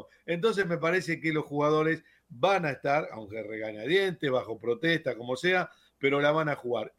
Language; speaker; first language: Spanish; native; Spanish